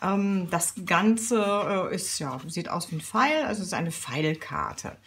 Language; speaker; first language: German; native; German